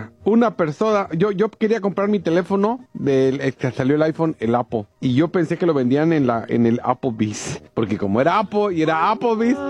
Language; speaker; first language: Spanish; native; Spanish